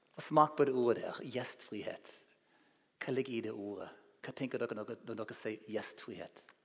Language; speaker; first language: Norwegian; non-native, fluent; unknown